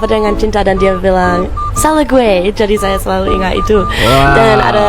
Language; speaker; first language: Indonesian; non-native, learner; English